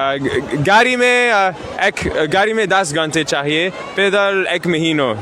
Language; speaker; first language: Hindi; non-native, learner; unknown